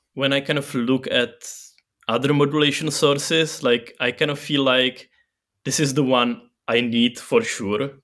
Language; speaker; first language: English; non-native, fluent; Czech